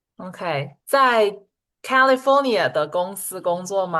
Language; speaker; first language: Chinese; non-native, fluent; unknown